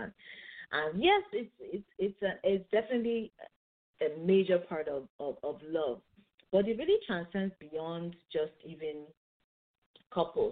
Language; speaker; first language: English; non-native, local second language; Yoruba